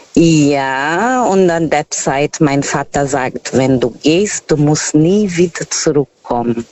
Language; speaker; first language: German; non-native, learner; Portuguese